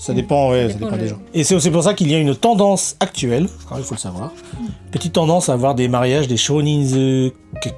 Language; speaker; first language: French; native; French